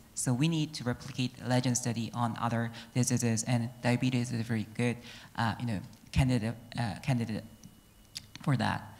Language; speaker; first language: English; non-native, fluent; Korean